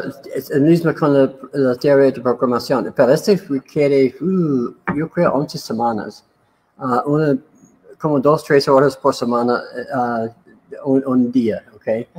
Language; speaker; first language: Spanish; non-native, learner; English